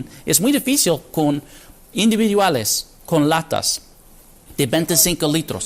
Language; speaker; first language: Spanish; non-native, fluent; English